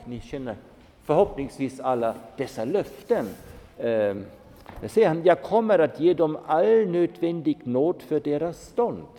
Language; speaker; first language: Swedish; non-native, fluent; German